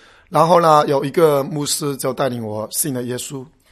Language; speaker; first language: Chinese; native; Chinese